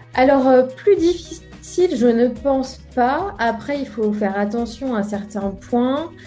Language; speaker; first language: French; native; French